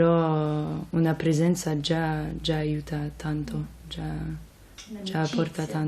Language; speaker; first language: Italian; non-native, fluent; French